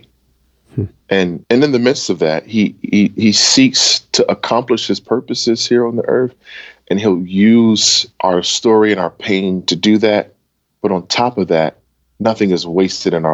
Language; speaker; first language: English; native; English